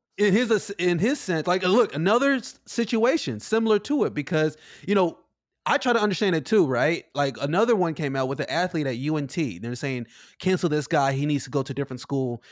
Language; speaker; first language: English; native; English